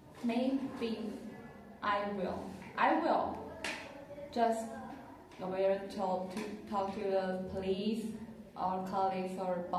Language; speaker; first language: English; non-native, learner; Chinese